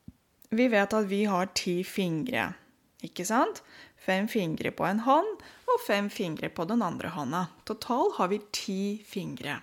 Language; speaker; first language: Norwegian; non-native, fluent; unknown